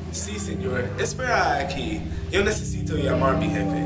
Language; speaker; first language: Spanish; non-native, learner; English